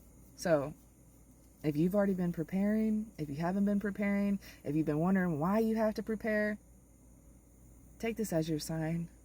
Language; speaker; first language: English; native; English